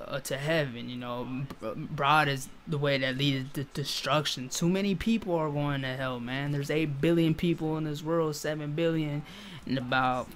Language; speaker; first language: English; native; English